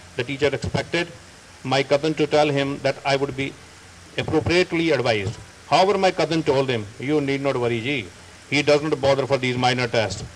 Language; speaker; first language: English; non-native, local second language; Punjabi